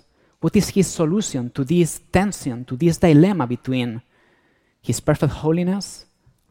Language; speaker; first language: English; non-native, fluent; Spanish